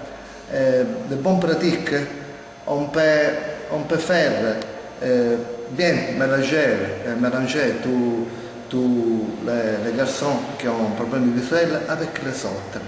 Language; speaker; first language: French; non-native, learner; Italian